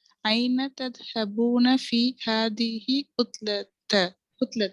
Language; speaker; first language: Arabic; non-native, learner; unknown